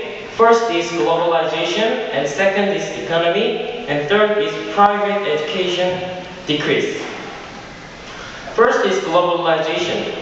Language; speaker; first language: English; non-native, fluent; Korean